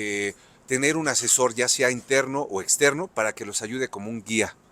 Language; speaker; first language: Spanish; native; Spanish